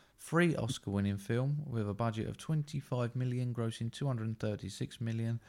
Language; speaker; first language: English; native; English